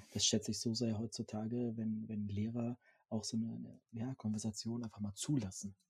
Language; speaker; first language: German; non-native, fluent; French